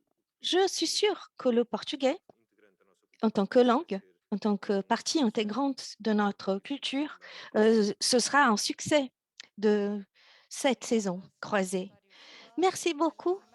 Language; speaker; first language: French; non-native, fluent; Portuguese